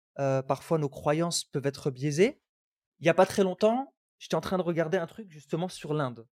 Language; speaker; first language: French; non-native, local second language; Arabic